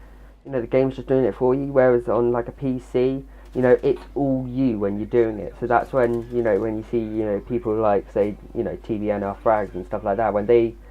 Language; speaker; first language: English; native; English